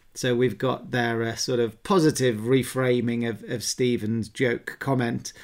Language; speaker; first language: English; native; English